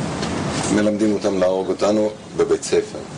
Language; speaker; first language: Hebrew; non-native, fluent; Russian